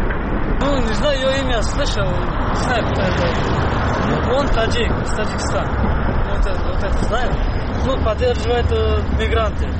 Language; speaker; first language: Russian; non-native, learner; Tajik